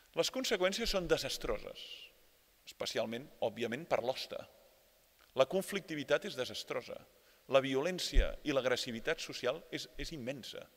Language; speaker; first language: Catalan; native; Catalan